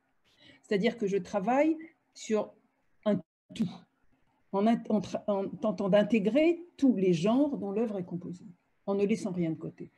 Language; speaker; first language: French; native; French